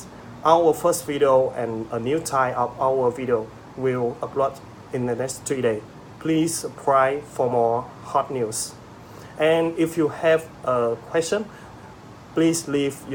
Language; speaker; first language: English; non-native, learner; Vietnamese